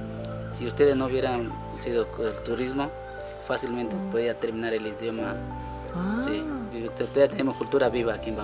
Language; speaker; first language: Spanish; non-native, local second language; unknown